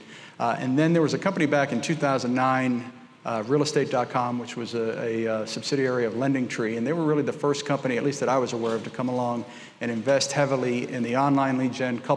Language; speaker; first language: English; native; English